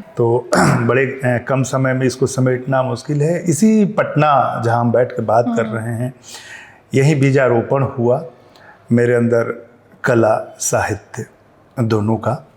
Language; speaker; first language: Hindi; non-native, local second language; Bhojpuri